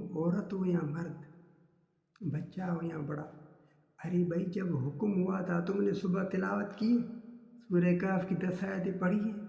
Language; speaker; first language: Urdu; non-native, local second language; Sindhi